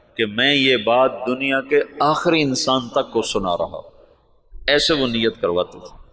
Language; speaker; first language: Urdu; non-native, local second language; Punjabi